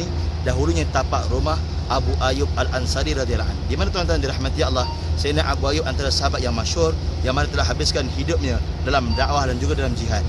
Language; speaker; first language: Malay; native; Malay